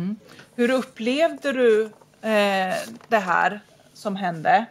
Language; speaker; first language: Swedish; native; Swedish